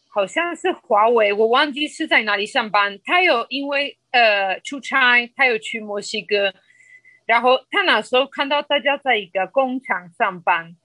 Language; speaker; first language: Chinese; non-native, fluent; Spanish